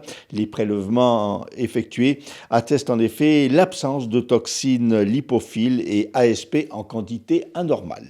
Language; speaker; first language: French; native; French